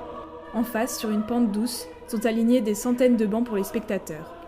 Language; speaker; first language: French; native; French